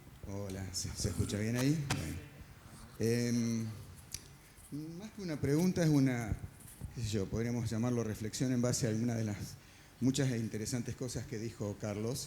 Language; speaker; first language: Spanish; native; Spanish